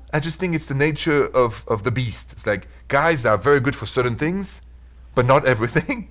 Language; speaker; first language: English; non-native, fluent; French